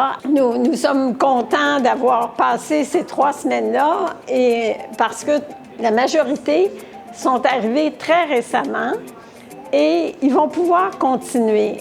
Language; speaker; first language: French; native; French